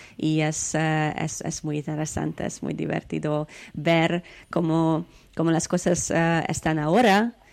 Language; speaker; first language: Spanish; non-native, learner; Hungarian